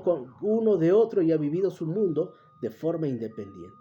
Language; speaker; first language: Spanish; native; Spanish